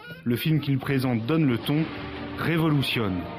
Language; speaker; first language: French; native; French